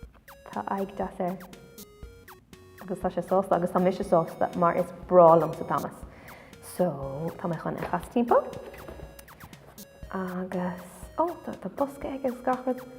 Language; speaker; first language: Irish; non-native, local second language; English